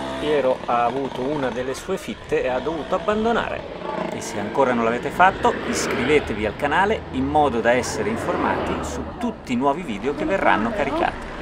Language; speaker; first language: Italian; native; Italian